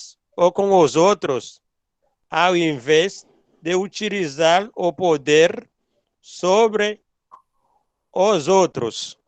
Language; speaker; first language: Portuguese; non-native, learner; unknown